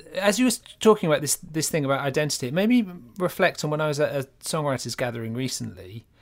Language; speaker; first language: English; native; English